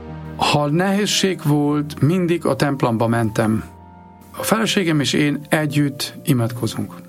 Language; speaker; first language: Hungarian; non-native, fluent; German